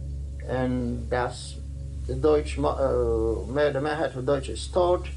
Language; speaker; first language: German; non-native, learner; Dutch